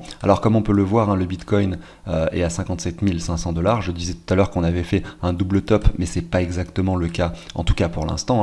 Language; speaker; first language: French; native; French